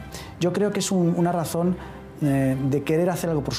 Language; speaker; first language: Spanish; native; Spanish